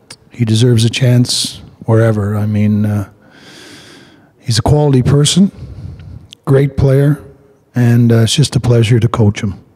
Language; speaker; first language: English; native; English